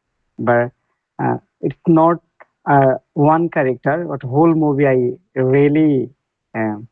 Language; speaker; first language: English; non-native, learner; Bangla